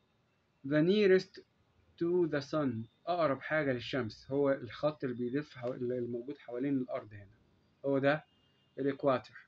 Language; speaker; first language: Arabic; native; Arabic